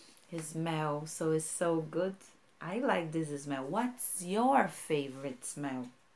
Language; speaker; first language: English; non-native, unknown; Portuguese